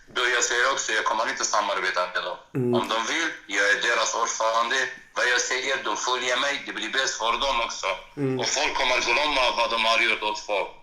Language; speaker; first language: Swedish; non-native, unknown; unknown